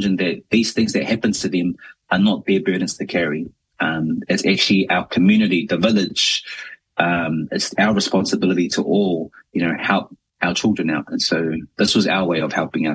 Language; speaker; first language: English; native; English